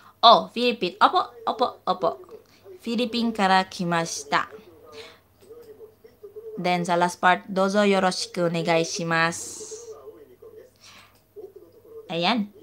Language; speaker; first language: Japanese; non-native, learner; Filipino